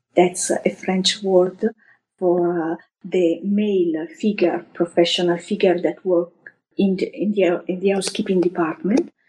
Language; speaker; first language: English; non-native, fluent; Italian